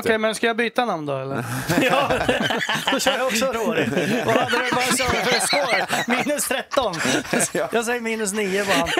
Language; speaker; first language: Swedish; native; Swedish